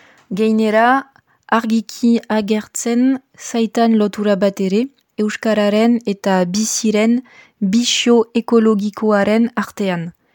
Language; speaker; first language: Basque; non-native, fluent; French